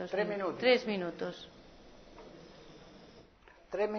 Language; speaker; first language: Spanish; non-native, learner; Italian